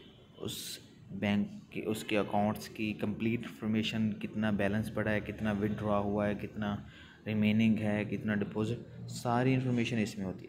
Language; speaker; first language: Hindi; non-native, local second language; Punjabi